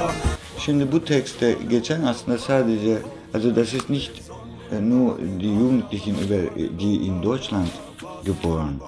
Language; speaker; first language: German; non-native, fluent; Zaza